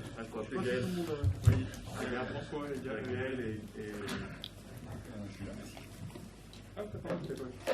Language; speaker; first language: French; native; French